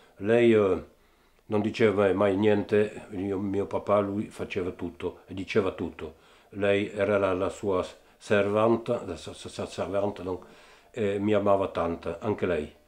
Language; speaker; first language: Italian; early bilingual, heritage; Italian